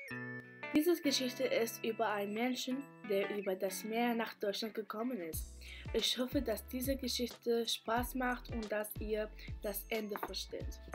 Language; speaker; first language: German; non-native, learner; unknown